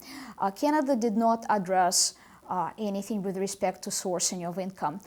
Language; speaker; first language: English; non-native, fluent; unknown